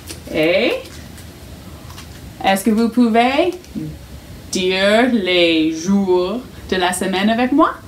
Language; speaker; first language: French; non-native, fluent; English